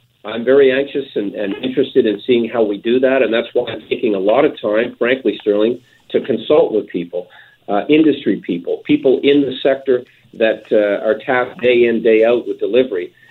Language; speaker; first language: English; native; English